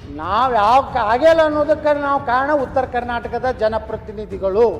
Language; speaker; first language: Kannada; native; Kannada